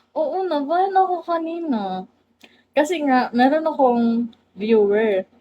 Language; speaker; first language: Filipino; non-native, local second language; Cebuano